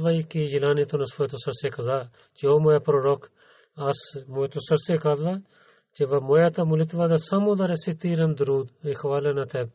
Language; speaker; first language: Bulgarian; non-native, learner; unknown